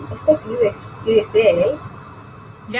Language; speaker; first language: English; non-native, learner; Japanese